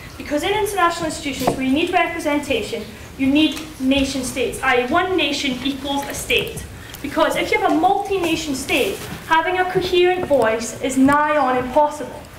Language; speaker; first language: English; native; English